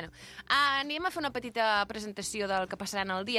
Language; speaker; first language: Catalan; native; Catalan